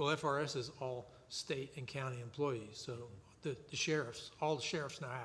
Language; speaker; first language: English; native; English